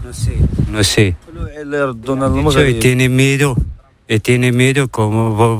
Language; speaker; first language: Spanish; non-native, learner; Arabic